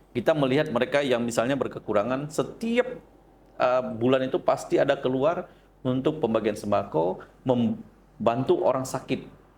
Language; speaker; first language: Indonesian; native; Indonesian